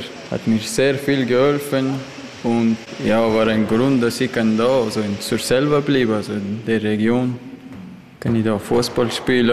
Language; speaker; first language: German; non-native, learner; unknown